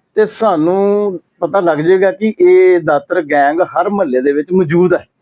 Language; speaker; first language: Hindi; non-native, local second language; Punjabi